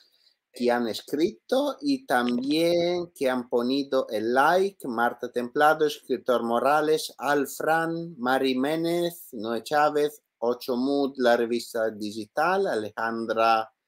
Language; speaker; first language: Spanish; non-native, learner; Italian